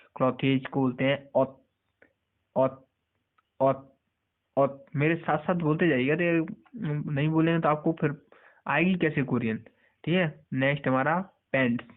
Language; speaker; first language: Hindi; native; Hindi